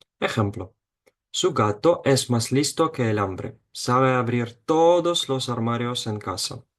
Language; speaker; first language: Spanish; non-native, fluent; Ukrainian